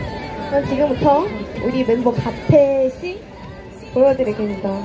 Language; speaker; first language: Korean; non-native, fluent; Chinese